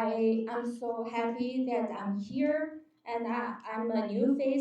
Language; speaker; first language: English; non-native, fluent; Chinese